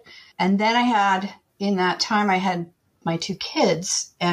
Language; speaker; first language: English; native; English